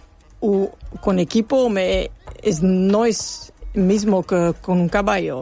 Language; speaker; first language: Spanish; non-native, learner; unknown